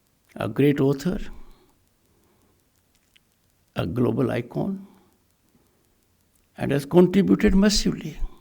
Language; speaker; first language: English; non-native, local second language; Hindi